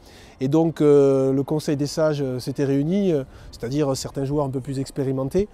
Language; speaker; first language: French; native; French